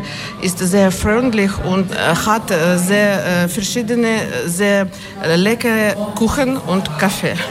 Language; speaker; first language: German; non-native, learner; Ukrainian